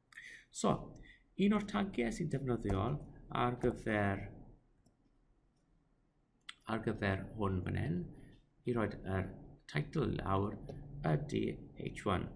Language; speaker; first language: Welsh; non-native, local second language; English